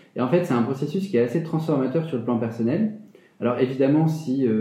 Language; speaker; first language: French; native; French